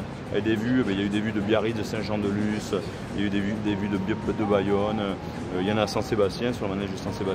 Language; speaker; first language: French; native; French